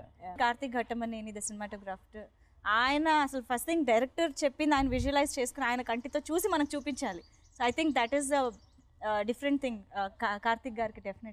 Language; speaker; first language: Telugu; native; Telugu